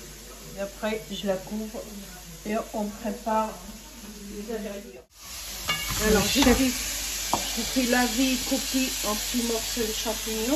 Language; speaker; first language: French; non-native, fluent; Arabic